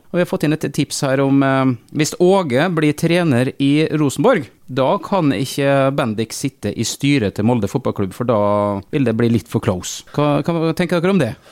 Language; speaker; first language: Norwegian; native; Norwegian